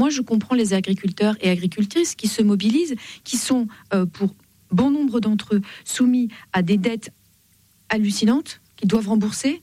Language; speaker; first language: French; native; French